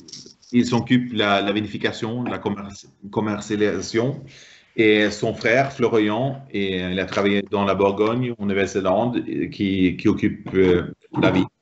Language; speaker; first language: French; non-native, fluent; Swedish